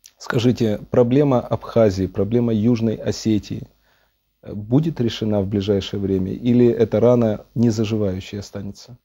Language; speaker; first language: Russian; native; Russian